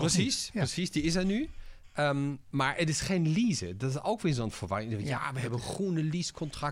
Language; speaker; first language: Dutch; non-native, fluent; German